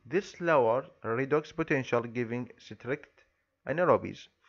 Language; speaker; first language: English; non-native, fluent; Arabic